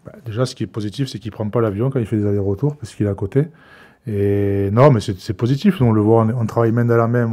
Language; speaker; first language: French; native; French